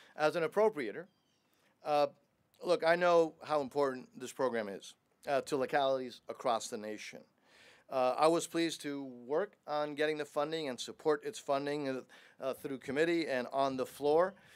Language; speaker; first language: English; early bilingual, other home language; Spanish